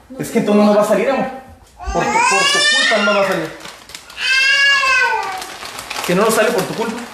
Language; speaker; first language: Spanish; native; Spanish